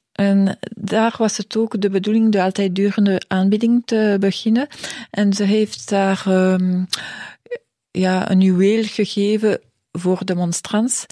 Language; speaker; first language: Dutch; non-native, local second language; French